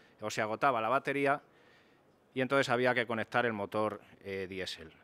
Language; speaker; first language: Spanish; native; Spanish